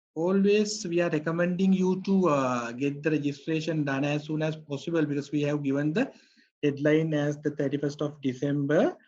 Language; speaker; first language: English; non-native, local second language; Sinhala